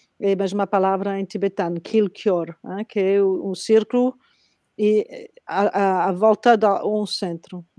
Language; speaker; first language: Portuguese; non-native, fluent; Spanish